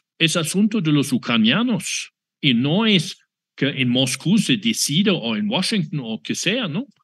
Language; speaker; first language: Spanish; non-native, fluent; German